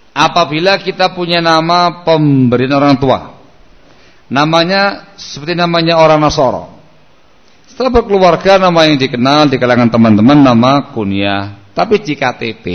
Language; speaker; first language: Indonesian; non-native, local second language; Javanese